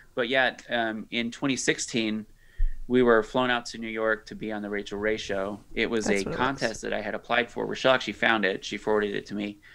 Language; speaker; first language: English; native; English